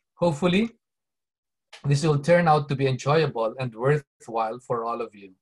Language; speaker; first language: English; non-native, local second language; Bikol